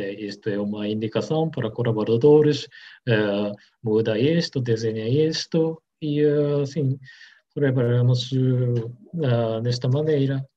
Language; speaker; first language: Portuguese; non-native, learner; Japanese